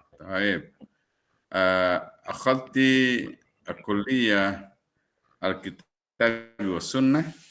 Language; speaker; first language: Arabic; non-native, fluent; Indonesian